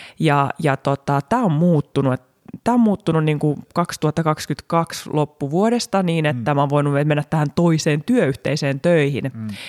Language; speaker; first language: Finnish; native; Finnish